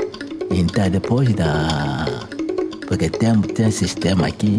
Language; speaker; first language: Portuguese; non-native, local second language; Kongo